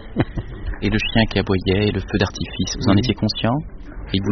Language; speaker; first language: French; native; French